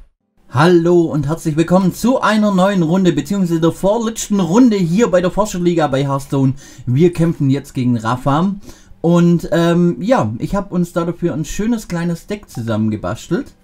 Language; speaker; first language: German; native; German